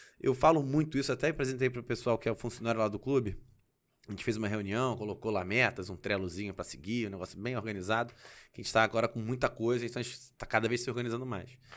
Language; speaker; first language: Portuguese; native; Portuguese